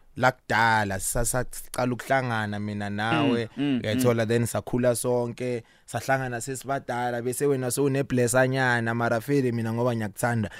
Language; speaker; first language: Zulu; native; Zulu